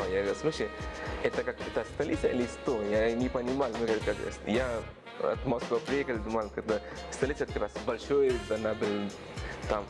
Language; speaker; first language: Russian; non-native, learner; Tamil